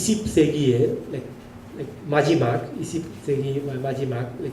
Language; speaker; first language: Korean; non-native, learner; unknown